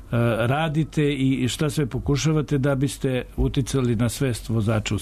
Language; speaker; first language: Serbian; native; Serbian